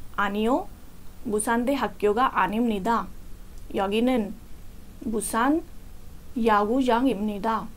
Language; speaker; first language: Korean; non-native, learner; Marathi